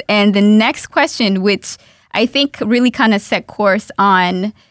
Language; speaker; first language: English; early bilingual, other home language; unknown